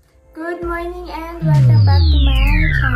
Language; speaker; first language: English; non-native, local second language; Filipino